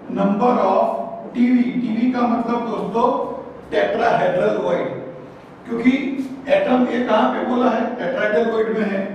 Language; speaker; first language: Hindi; non-native, local second language; Gujarati